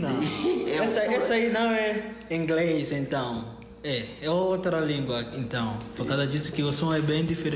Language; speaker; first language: Portuguese; non-native, fluent; Akan